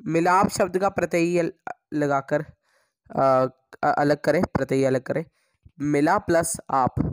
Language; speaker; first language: Hindi; non-native, local second language; Punjabi